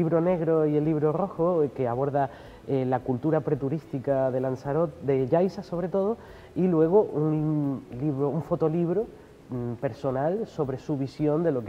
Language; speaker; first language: Spanish; native; Spanish